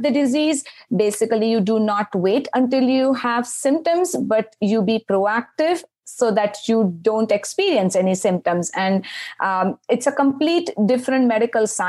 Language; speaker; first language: English; non-native, local second language; Marathi